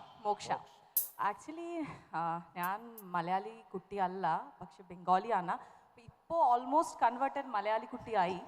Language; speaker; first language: Malayalam; non-native, learner; Bangla